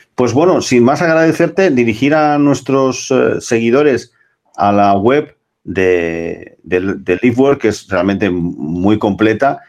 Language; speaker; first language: Spanish; non-native, local second language; Catalan